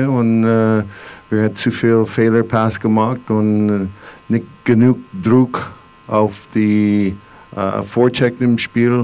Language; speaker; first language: German; non-native, learner; English